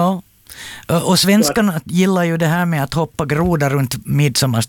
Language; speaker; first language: Swedish; native; Swedish